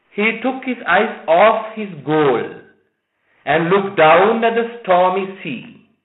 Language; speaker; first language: English; non-native, local second language; Sinhala